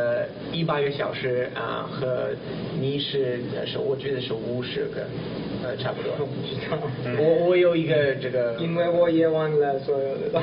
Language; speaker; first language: Chinese; non-native, learner; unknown